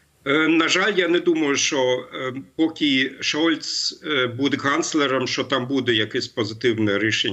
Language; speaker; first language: Ukrainian; non-native, fluent; German